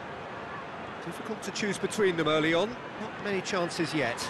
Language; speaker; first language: English; native; English